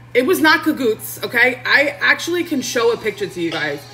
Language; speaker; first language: English; native; English